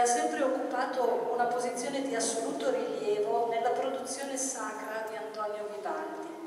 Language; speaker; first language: Italian; native; Italian